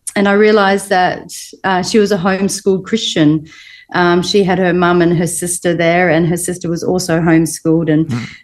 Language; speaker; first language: English; native; English